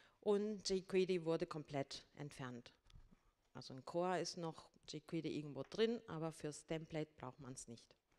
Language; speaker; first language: German; non-native, fluent; Spanish